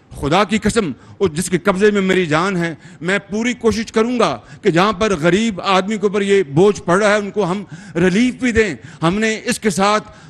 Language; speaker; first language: Urdu; non-native, local second language; Punjabi